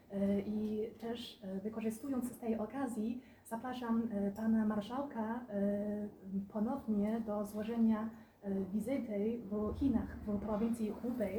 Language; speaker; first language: Polish; non-native, fluent; Chinese